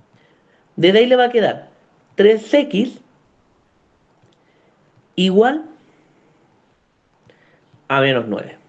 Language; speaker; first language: Spanish; native; Spanish